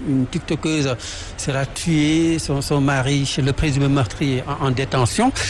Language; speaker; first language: French; non-native, local second language; Wolof